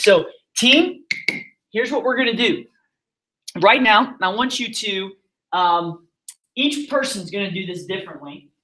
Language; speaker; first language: English; native; English